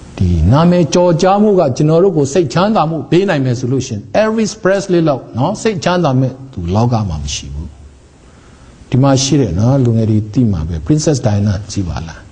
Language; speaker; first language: Burmese; non-native, local second language; Tedim Chin